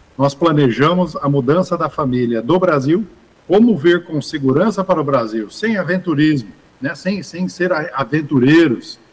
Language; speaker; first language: Portuguese; early bilingual, other home language; English